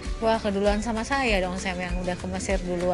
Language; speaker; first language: Indonesian; native; Indonesian